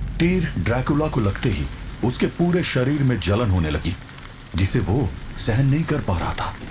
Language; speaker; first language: Hindi; native; Hindi